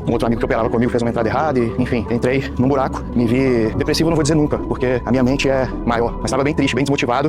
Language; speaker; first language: Portuguese; native; Portuguese